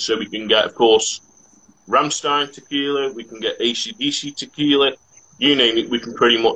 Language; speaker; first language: English; native; English